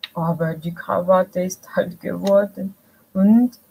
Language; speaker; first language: German; non-native, fluent; Russian